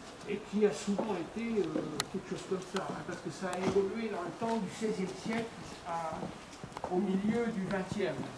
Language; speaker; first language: French; native; French